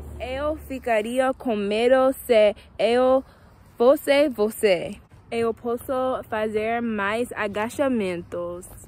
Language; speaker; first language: Portuguese; non-native, learner; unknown